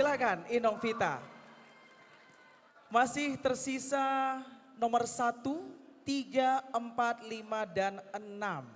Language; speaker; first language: Indonesian; native; Indonesian